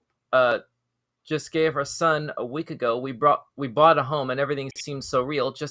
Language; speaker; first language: English; native; English